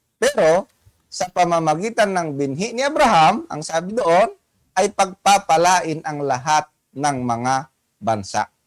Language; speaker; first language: Filipino; native; Filipino